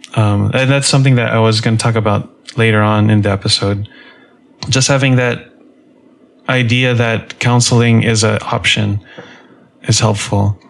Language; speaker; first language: English; native; English